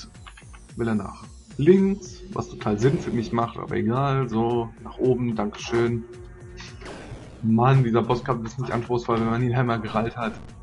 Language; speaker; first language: German; native; German